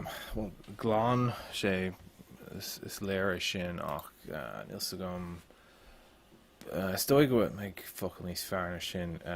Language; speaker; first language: Irish; non-native, local second language; English